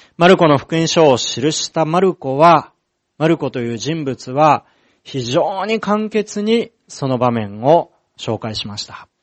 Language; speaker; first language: Japanese; native; Japanese